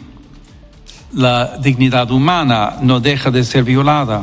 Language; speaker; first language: Spanish; non-native, fluent; English